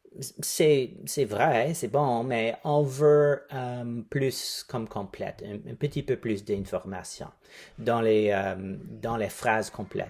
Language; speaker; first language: French; non-native, fluent; English